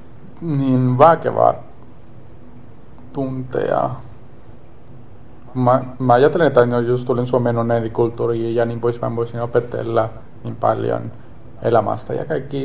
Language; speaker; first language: Finnish; non-native, learner; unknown